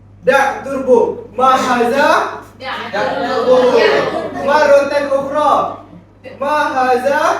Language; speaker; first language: Arabic; non-native, learner; Malay